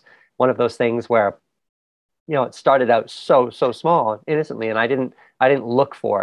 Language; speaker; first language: English; native; English